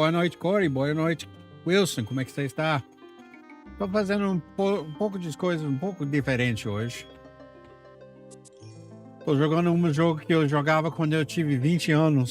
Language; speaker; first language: Portuguese; non-native, fluent; English